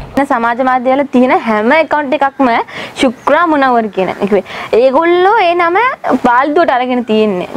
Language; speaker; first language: Sinhala; non-native, local second language; Tamil